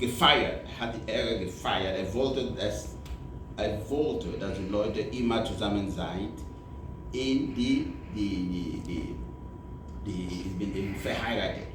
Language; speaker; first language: German; non-native, learner; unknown